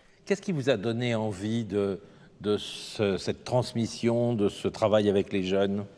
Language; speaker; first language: French; native; French